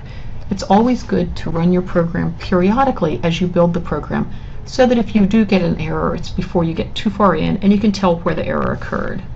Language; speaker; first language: English; native; English